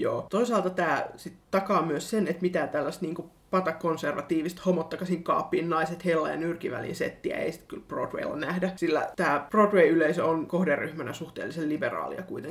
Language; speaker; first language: Finnish; native; Finnish